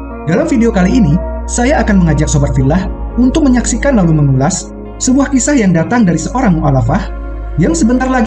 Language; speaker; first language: Indonesian; native; Indonesian